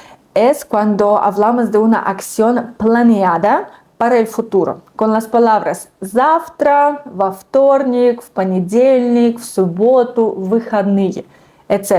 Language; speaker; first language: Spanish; non-native, fluent; Russian